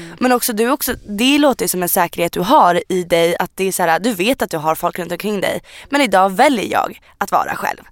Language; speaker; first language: Swedish; native; Swedish